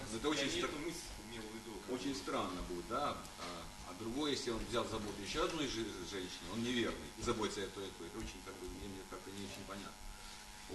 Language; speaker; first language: Russian; non-native, fluent; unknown